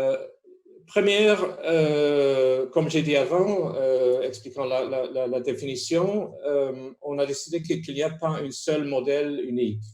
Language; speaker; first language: French; non-native, fluent; Spanish